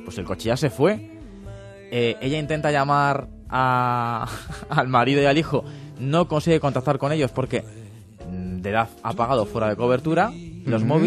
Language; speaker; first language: Spanish; native; Spanish